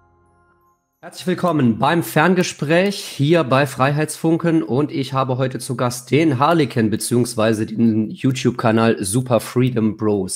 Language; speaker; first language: German; native; German